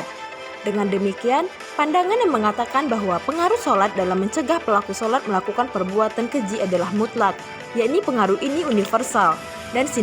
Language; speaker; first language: Indonesian; native; Indonesian